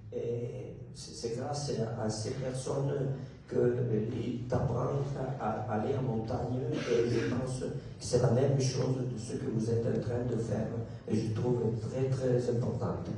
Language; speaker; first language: French; non-native, local second language; Italian